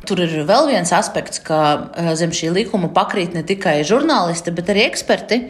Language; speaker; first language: Latvian; non-native, local second language; Russian